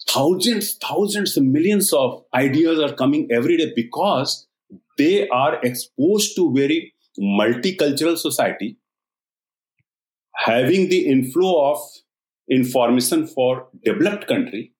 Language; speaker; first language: English; non-native, local second language; Hindi